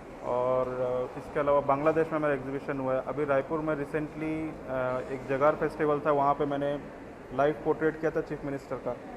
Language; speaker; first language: Hindi; native; Hindi